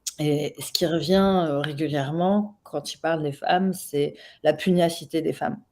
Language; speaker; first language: French; non-native, learner; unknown